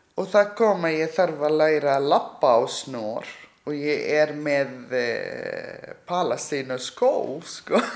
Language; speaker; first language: Icelandic; non-native, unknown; Arabic